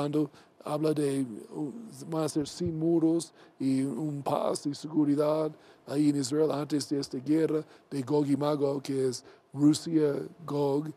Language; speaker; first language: Spanish; non-native, learner; English